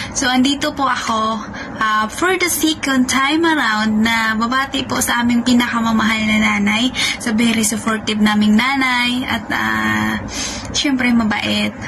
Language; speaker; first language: Filipino; non-native, local second language; Hiligaynon